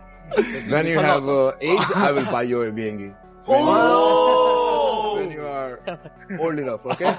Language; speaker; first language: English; non-native, learner; Korean